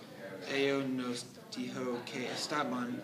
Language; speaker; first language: Spanish; non-native, learner; English